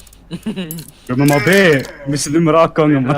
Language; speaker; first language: German; native; German